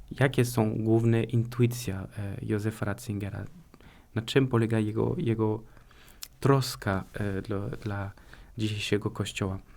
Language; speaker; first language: Polish; non-native, fluent; French